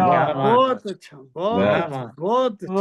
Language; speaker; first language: Hindi; non-native, local second language; Punjabi